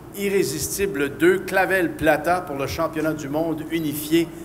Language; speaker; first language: French; native; French